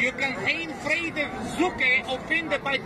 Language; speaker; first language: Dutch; non-native, learner; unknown